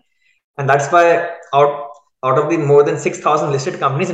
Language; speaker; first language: English; non-native, local second language; Hindi